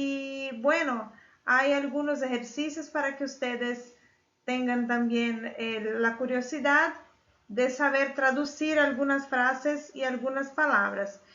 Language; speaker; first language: Spanish; non-native, fluent; Portuguese